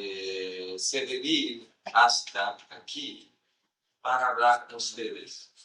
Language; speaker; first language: Spanish; non-native, learner; Portuguese